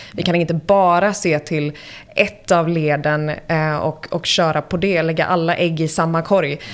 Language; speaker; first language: Swedish; native; Swedish